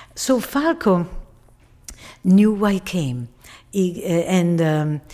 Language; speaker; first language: English; non-native, fluent; Italian